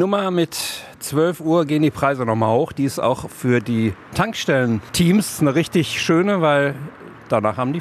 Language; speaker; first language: German; native; German